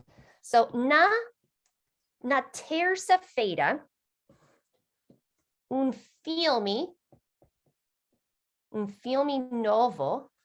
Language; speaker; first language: Portuguese; non-native, fluent; English